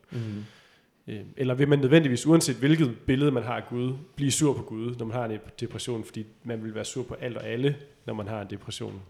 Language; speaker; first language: Danish; native; Danish